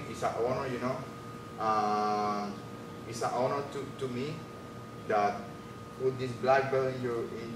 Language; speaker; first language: English; non-native, learner; Spanish